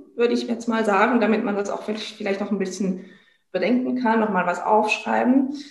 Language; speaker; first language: German; non-native, fluent; French